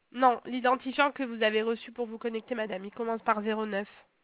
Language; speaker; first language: French; native; French